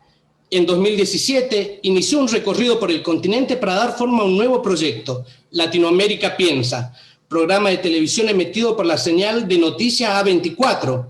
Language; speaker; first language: Spanish; native; Spanish